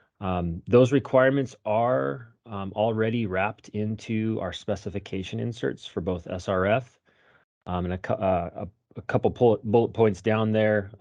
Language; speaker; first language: English; native; English